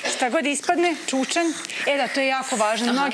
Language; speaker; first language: Serbian; native; Serbian